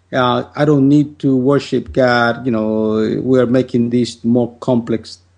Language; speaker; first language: English; non-native, fluent; Spanish